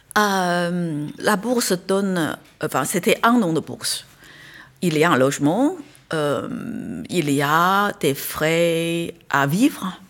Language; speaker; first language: French; non-native, fluent; Chinese